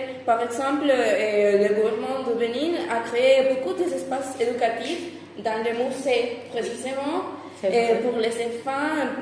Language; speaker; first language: French; non-native, fluent; Spanish